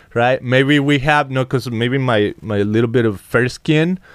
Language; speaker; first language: English; non-native, fluent; Spanish